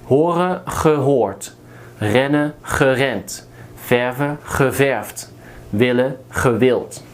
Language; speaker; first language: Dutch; non-native, fluent; English